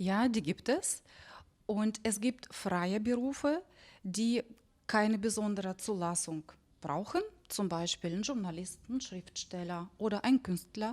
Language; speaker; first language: German; non-native, fluent; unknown